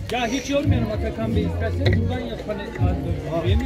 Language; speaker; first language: Turkish; native; Turkish